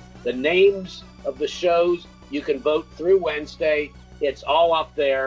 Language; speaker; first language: English; native; English